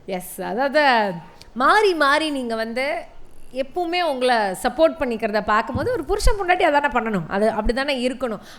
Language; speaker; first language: Tamil; native; Tamil